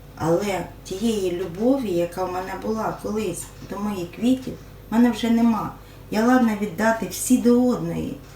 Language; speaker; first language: Ukrainian; non-native, local second language; Russian